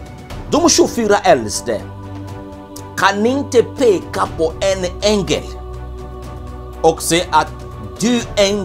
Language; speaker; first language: Swedish; non-native, fluent; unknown